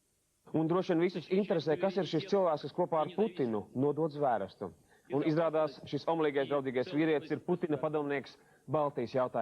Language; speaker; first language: Latvian; native; Latvian